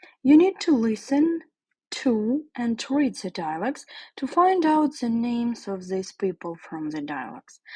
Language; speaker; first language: English; non-native, fluent; Ukrainian